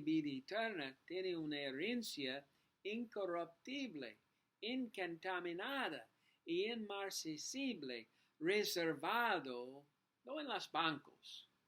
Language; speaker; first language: Spanish; non-native, learner; English